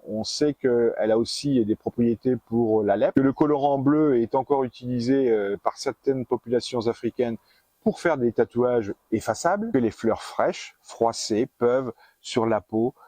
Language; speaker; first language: French; native; French